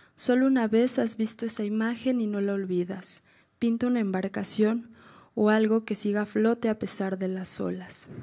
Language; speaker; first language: Spanish; native; Spanish